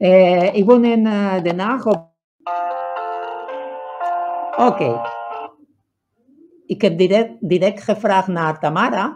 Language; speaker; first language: Dutch; non-native, fluent; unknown